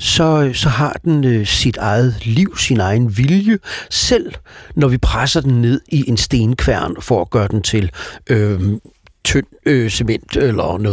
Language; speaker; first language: Danish; native; Danish